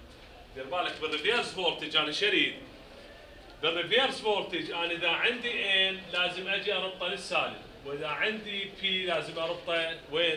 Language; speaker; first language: Arabic; native; Arabic